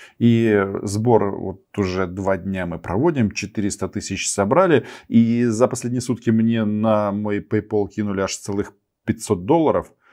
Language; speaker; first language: Russian; non-native, local second language; Ukrainian